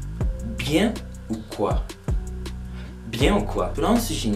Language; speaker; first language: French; non-native, fluent; Japanese